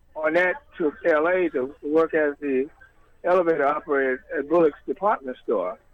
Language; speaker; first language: English; native; English